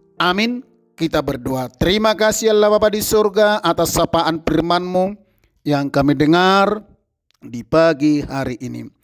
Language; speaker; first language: Indonesian; non-native, local second language; Batak Toba